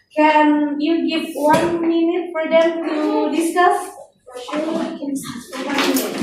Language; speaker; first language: English; non-native, fluent; Indonesian